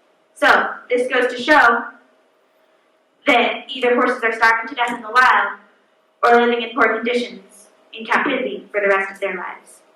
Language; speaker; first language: English; native; English